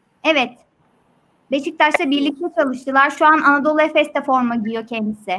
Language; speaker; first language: Turkish; native; Turkish